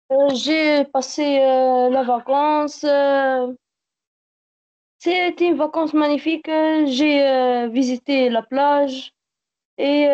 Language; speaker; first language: French; non-native, learner; Arabic